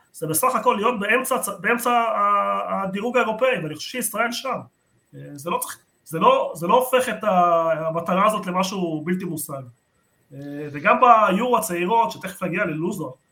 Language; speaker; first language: Hebrew; early bilingual, other home language; Spanish